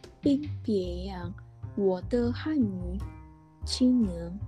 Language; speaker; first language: Chinese; non-native, learner; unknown